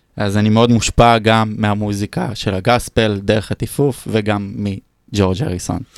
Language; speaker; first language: Hebrew; native; Hebrew